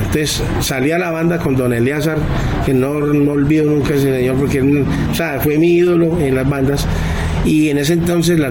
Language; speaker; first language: Spanish; native; Spanish